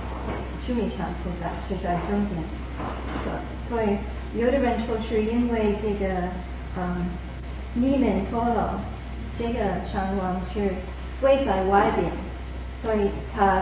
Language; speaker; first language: Chinese; non-native, fluent; English